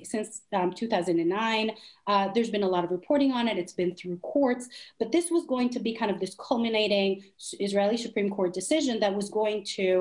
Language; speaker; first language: English; non-native, fluent; Hebrew